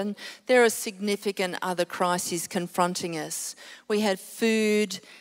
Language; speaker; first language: English; native; English